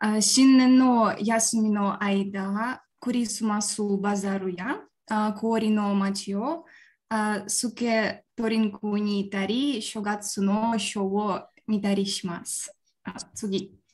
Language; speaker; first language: Japanese; non-native, learner; Russian